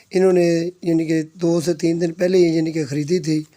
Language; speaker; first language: Urdu; non-native, local second language; Punjabi